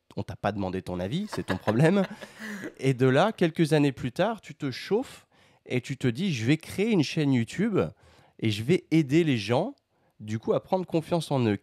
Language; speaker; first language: French; native; French